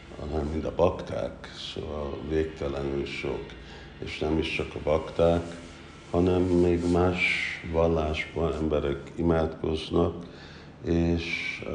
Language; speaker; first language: Hungarian; early bilingual, heritage; Hungarian